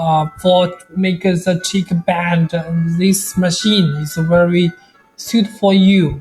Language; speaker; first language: English; non-native, learner; Chinese